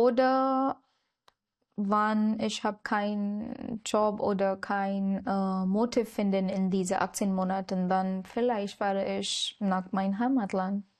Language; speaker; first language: German; non-native, learner; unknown